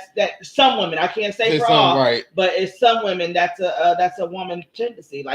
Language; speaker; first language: English; native; English